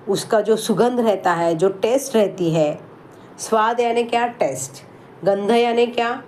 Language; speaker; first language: Hindi; non-native, local second language; Marathi